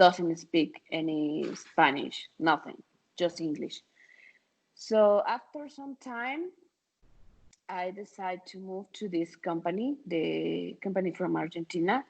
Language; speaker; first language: English; non-native, fluent; Spanish